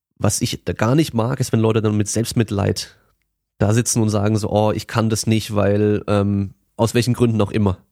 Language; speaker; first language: German; native; German